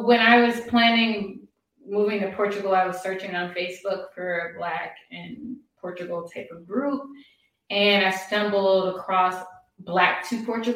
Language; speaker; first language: English; native; English